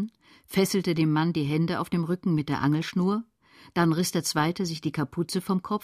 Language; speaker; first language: German; native; German